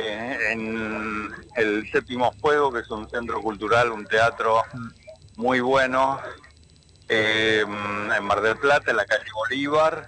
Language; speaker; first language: Spanish; native; Spanish